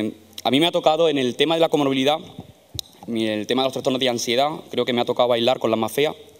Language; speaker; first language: Spanish; native; Spanish